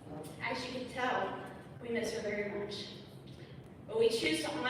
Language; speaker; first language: English; native; English